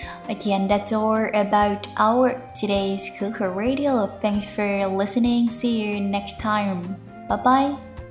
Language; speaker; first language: English; non-native, fluent; Chinese